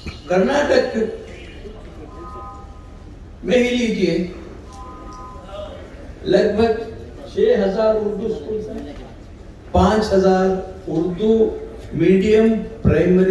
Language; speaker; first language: Urdu; native; Urdu